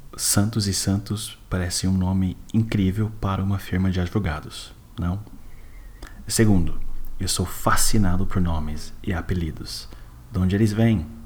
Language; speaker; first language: Portuguese; non-native, fluent; English